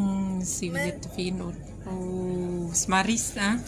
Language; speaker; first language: Swedish; non-native, fluent; Thai